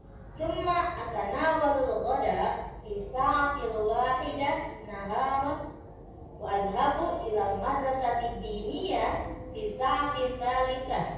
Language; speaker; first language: Arabic; non-native, learner; Indonesian